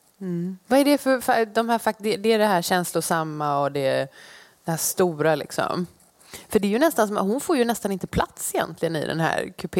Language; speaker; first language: Swedish; native; Swedish